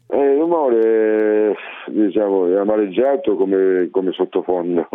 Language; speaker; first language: Italian; native; Italian